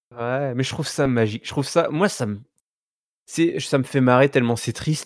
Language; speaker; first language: French; native; French